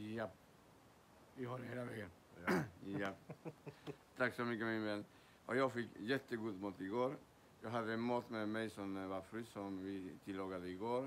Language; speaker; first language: Swedish; non-native, learner; Spanish